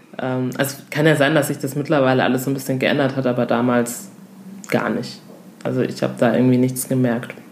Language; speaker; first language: German; early bilingual, other home language; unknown